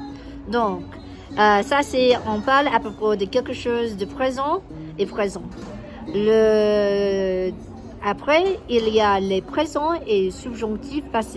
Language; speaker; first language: French; non-native, learner; English